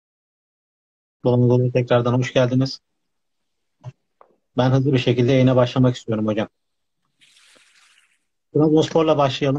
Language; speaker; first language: Turkish; native; Turkish